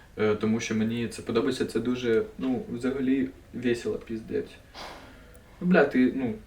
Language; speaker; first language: Ukrainian; non-native, local second language; Russian